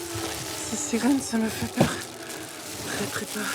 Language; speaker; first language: French; non-native, fluent; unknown